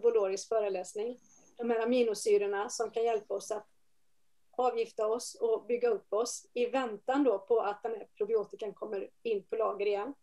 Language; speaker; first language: Swedish; native; Swedish